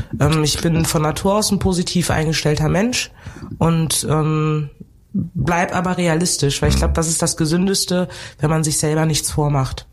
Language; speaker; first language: German; early bilingual, other home language; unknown